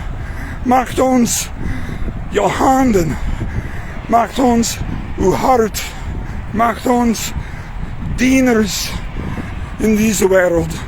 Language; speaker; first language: Dutch; non-native, fluent; English